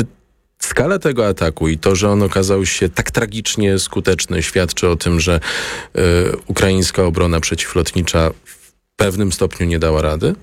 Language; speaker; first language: Polish; native; Polish